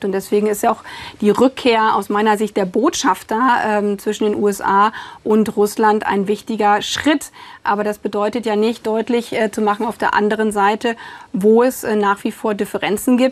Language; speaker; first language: German; native; German